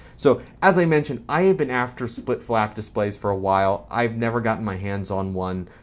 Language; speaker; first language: English; native; English